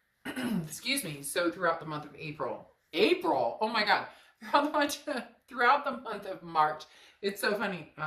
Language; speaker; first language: English; native; English